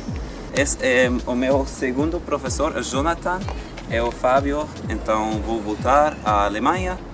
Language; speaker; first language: Portuguese; non-native, learner; German